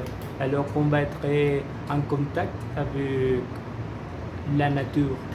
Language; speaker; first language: French; non-native, learner; Spanish